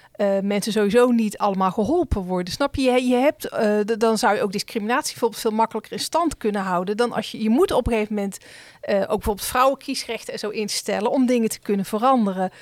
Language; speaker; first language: Dutch; native; Dutch